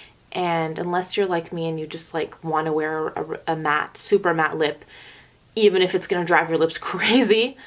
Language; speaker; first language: English; native; English